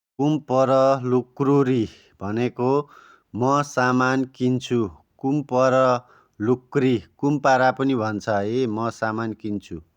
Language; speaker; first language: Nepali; native; Nepali